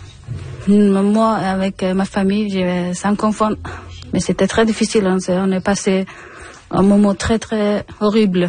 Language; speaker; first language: French; non-native, learner; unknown